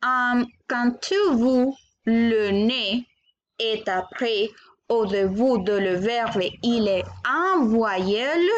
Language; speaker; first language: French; non-native, learner; Spanish